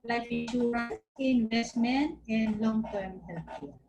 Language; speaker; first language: English; non-native, local second language; Filipino